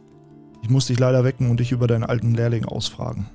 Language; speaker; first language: German; native; German